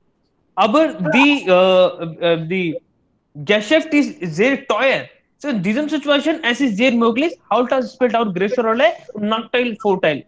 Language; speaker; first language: German; non-native, learner; Hindi